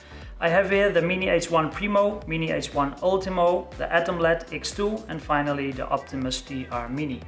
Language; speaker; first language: English; non-native, fluent; Dutch